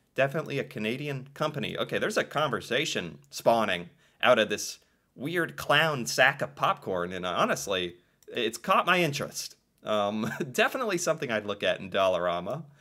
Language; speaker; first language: English; native; English